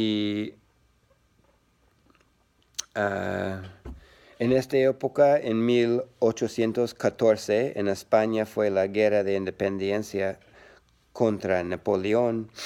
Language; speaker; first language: Spanish; non-native, learner; English